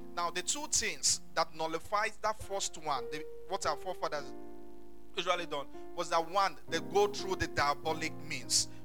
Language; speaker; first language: English; non-native, local second language; Yoruba